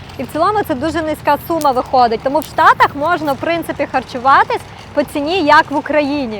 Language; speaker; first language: Ukrainian; non-native, local second language; Russian